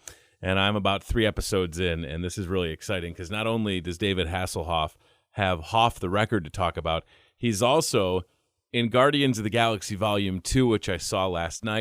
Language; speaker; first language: English; native; English